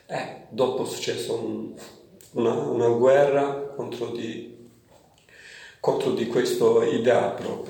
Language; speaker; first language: Italian; non-native, learner; Kurdish